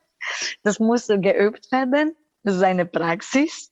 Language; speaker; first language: German; non-native, fluent; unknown